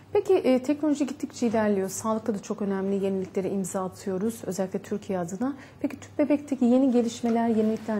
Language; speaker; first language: Turkish; native; Turkish